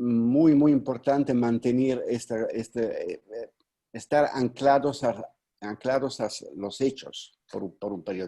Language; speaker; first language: Spanish; non-native, fluent; Italian